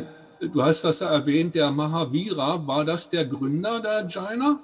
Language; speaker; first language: German; native; German